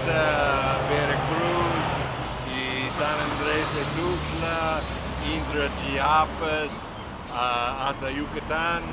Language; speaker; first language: Spanish; non-native, learner; English